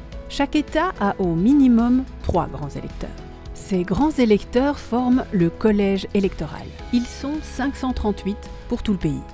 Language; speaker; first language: French; native; French